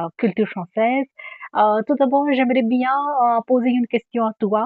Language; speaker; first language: French; non-native, fluent; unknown